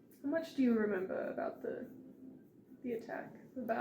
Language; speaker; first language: English; native; English